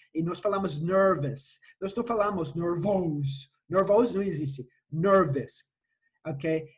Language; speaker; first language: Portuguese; non-native, fluent; English